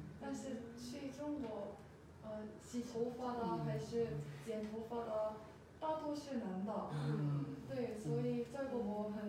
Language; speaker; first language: Chinese; non-native, learner; Korean